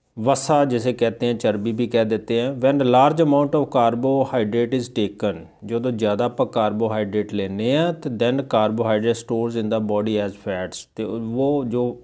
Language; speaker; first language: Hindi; non-native, local second language; Punjabi